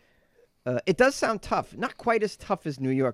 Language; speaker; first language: English; native; English